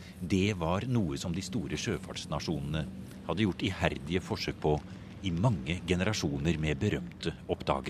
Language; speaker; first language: Norwegian; native; Norwegian